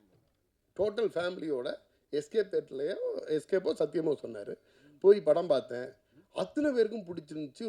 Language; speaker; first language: Tamil; native; Tamil